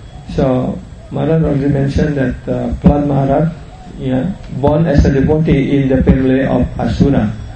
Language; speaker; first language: English; non-native, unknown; Indonesian